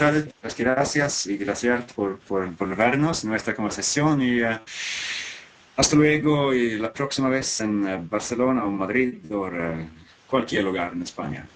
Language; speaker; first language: Spanish; non-native, learner; Swedish